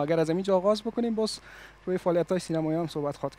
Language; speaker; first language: Persian; native; Persian